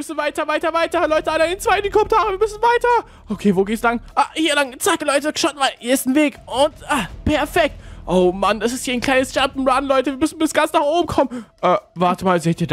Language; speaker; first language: German; native; German